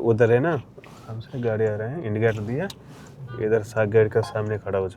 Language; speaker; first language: Hindi; non-native, local second language; Telugu